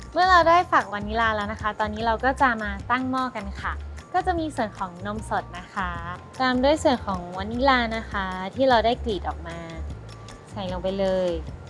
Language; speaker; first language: Thai; native; Thai